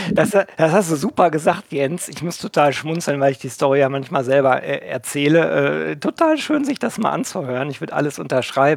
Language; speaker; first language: German; native; German